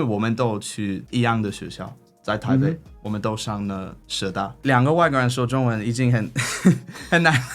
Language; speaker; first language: Chinese; non-native, fluent; English